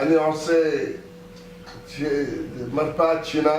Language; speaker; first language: Hebrew; non-native, local second language; Arabic